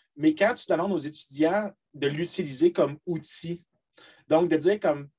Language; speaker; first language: French; native; French